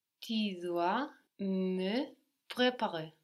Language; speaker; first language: French; non-native, learner; English